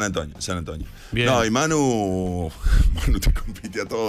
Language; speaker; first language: Spanish; native; Spanish